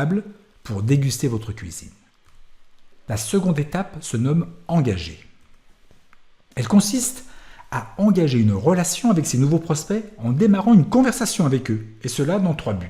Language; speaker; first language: French; native; French